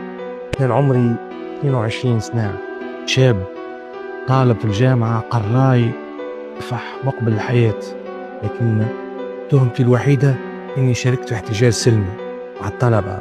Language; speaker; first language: Arabic; native; Arabic